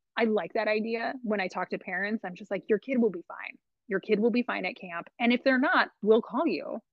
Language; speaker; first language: English; native; English